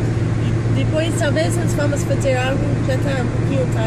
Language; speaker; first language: Portuguese; non-native, learner; English